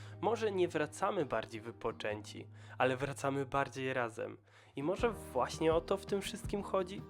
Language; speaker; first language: Polish; native; Polish